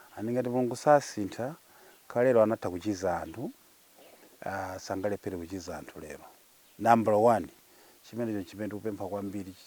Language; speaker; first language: Nyanja; native; Nyanja